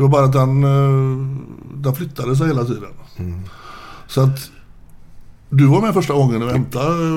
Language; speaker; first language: Swedish; native; Swedish